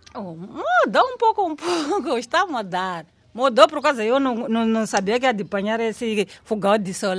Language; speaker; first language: Portuguese; non-native, local second language; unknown